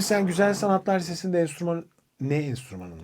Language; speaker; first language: Turkish; native; Turkish